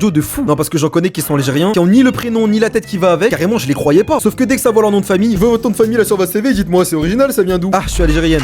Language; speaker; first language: French; native; French